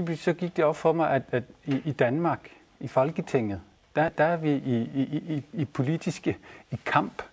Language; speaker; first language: Danish; non-native, local second language; Kalaallisut